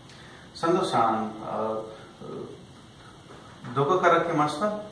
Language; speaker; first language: Japanese; non-native, learner; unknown